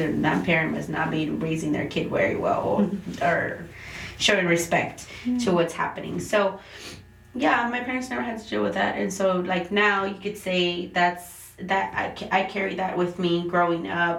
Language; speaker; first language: English; early bilingual, other home language; Spanish